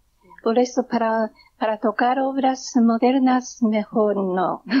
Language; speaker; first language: Spanish; non-native, learner; Japanese